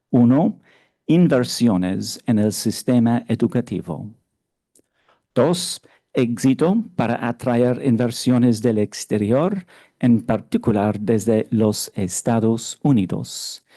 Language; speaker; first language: Spanish; non-native, fluent; English